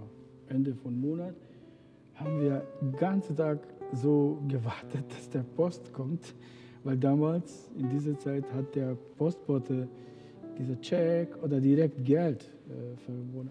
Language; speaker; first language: German; non-native, fluent; Romany